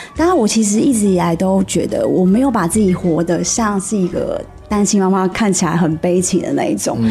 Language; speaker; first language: Chinese; native; Chinese